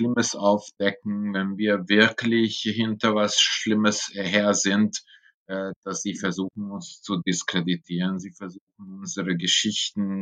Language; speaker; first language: German; non-native, fluent; Hungarian